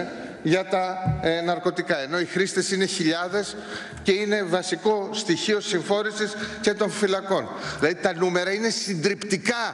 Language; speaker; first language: Greek; native; Greek